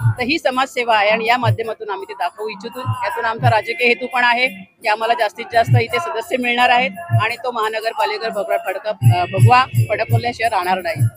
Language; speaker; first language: Marathi; native; Marathi